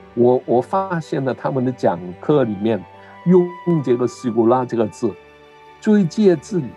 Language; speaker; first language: Chinese; non-native, local second language; Cantonese